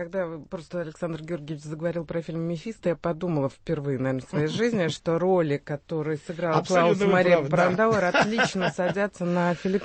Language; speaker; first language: Russian; native; Russian